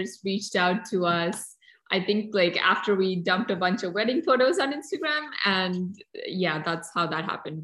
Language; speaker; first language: English; non-native, local second language; Malayalam